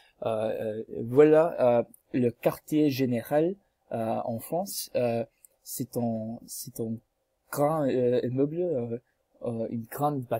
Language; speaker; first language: French; non-native, learner; English